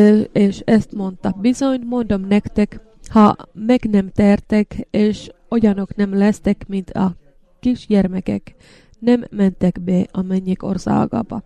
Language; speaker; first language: Hungarian; non-native, learner; Finnish